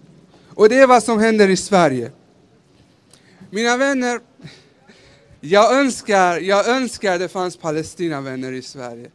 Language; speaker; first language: Swedish; early bilingual, other home language; Persian